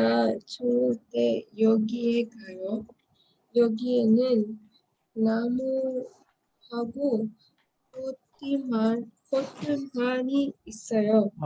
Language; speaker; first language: Korean; non-native, learner; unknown